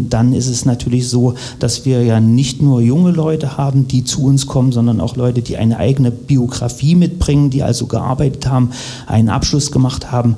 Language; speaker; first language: German; native; German